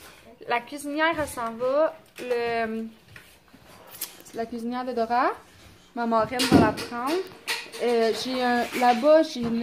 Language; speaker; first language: French; native; French